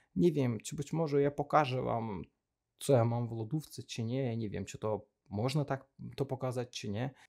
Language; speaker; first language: Polish; non-native, learner; Azerbaijani